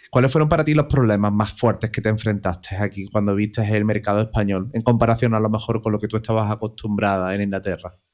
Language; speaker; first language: Spanish; native; Spanish